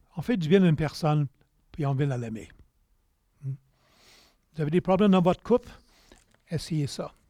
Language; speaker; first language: French; non-native, local second language; English